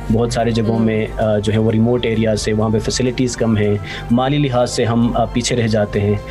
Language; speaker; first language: Urdu; non-native, local second language; Khowar